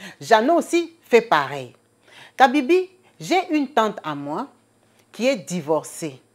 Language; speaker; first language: French; non-native, local second language; Lingala